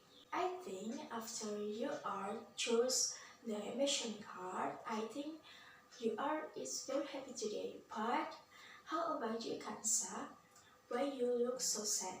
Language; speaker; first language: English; non-native, learner; Indonesian